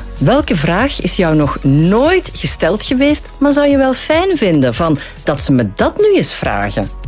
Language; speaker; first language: Dutch; native; Dutch